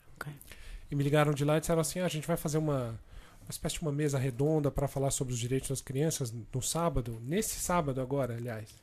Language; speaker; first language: Portuguese; native; Portuguese